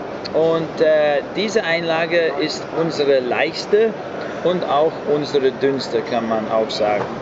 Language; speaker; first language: German; non-native, fluent; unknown